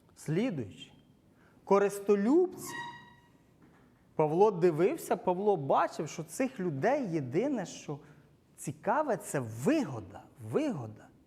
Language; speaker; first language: Ukrainian; non-native, local second language; Russian